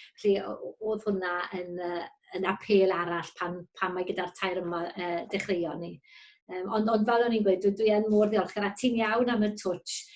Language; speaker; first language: Welsh; native; Welsh